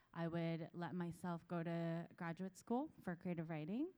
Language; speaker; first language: English; early bilingual, other home language; Korean